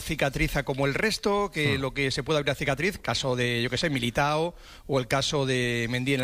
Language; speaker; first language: Spanish; native; Spanish